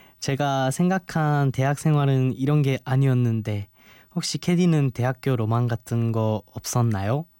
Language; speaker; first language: Korean; non-native, fluent; Japanese